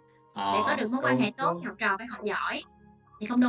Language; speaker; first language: Vietnamese; native; Vietnamese